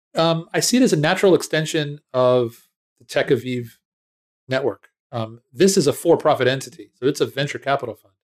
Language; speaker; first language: English; native; English